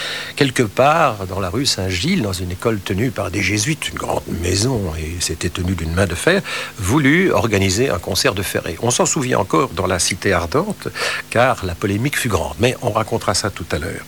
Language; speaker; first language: French; native; French